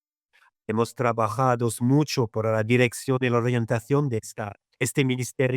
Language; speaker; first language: Spanish; non-native, fluent; Arabic